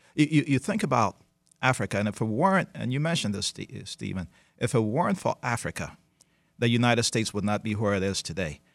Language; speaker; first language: English; early bilingual, other home language; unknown